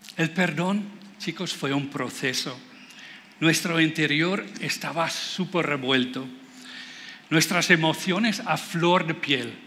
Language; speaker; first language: Spanish; non-native, fluent; Dutch